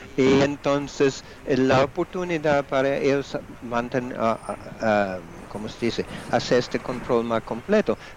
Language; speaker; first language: Spanish; non-native, fluent; English